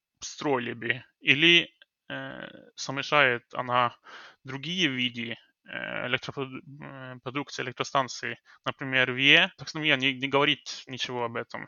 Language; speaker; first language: Russian; non-native, fluent; Norwegian